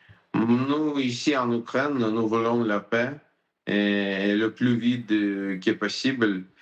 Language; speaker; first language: French; non-native, learner; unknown